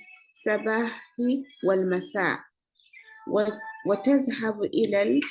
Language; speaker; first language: Arabic; non-native, learner; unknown